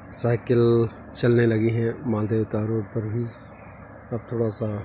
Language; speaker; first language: Hindi; native; Hindi